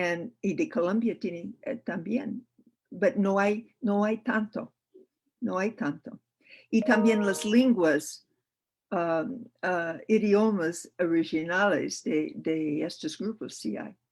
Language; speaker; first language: Spanish; non-native, learner; English